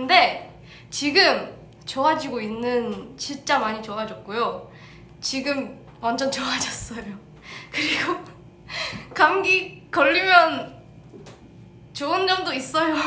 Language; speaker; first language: Korean; early bilingual, heritage; English